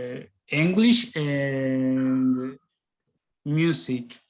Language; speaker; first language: English; non-native, learner; Spanish